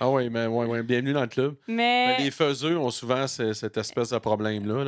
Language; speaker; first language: French; native; French